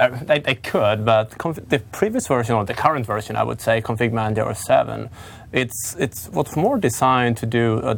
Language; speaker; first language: English; non-native, fluent; Swedish